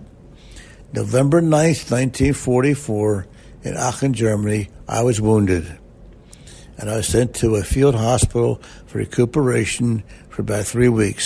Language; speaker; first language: English; native; English